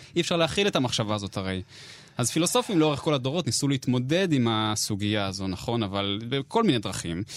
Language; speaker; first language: Hebrew; native; Hebrew